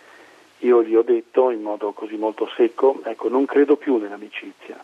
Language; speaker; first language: Italian; native; Italian